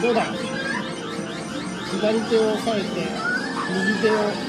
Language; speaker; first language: Japanese; native; Japanese